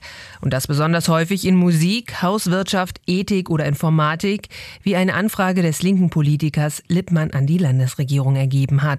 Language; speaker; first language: German; native; German